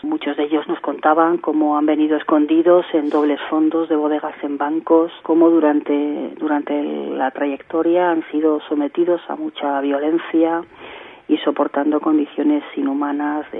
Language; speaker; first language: Spanish; native; Spanish